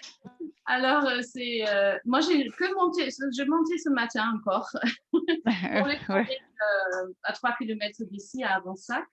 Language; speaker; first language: French; non-native, fluent; German